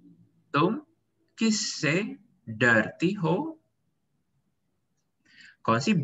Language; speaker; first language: Hindi; non-native, fluent; Indonesian